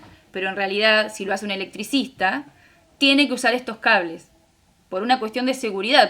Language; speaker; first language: Spanish; native; Spanish